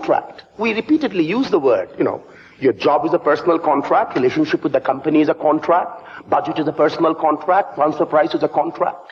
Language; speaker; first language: English; non-native, local second language; Bangla